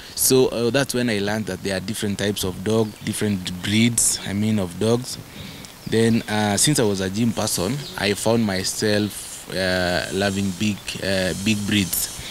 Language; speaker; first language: English; non-native, local second language; Masai